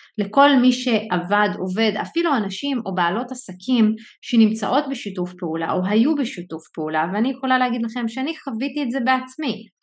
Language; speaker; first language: Hebrew; non-native, local second language; Arabic